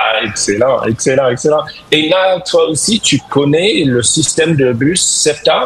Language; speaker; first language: French; non-native, fluent; English